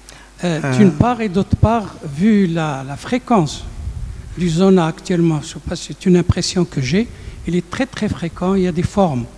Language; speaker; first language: French; non-native, local second language; Arabic